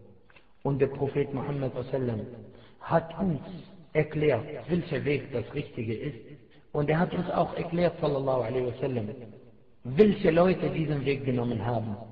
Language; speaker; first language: German; non-native, fluent; Arabic